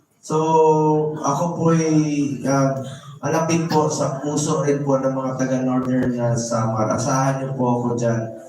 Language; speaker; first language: Filipino; non-native, local second language; Cebuano